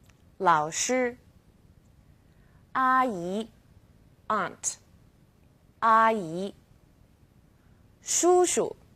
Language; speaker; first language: Chinese; non-native, fluent; English